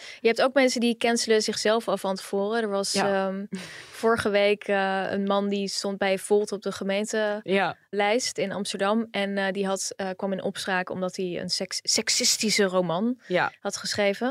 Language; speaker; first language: Dutch; native; Dutch